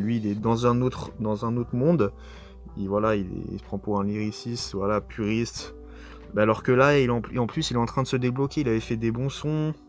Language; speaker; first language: French; native; French